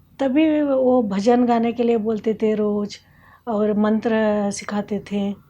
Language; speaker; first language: Hindi; non-native, local second language; Kannada